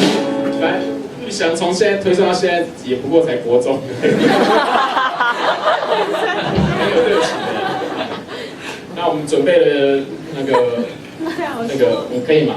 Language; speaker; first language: Chinese; native; Chinese